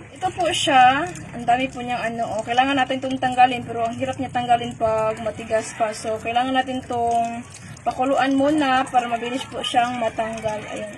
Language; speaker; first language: Filipino; non-native, local second language; Cebuano